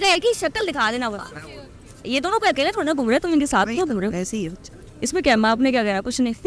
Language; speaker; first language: Hindi; native; Hindi